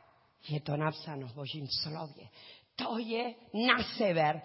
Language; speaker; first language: Czech; non-native, learner; Spanish